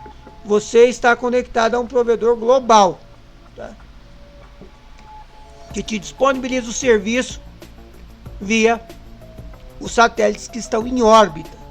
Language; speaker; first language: Portuguese; native; Portuguese